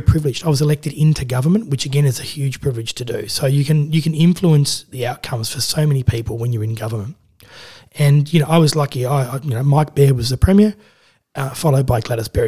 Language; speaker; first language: English; native; English